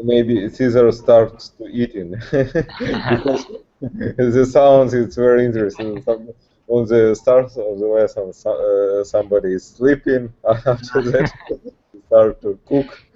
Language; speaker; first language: English; non-native, learner; Russian